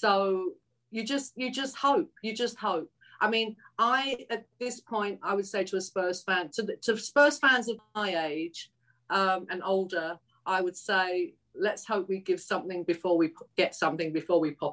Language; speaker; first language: English; native; English